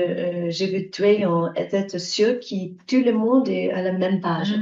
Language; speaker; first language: French; non-native, learner; English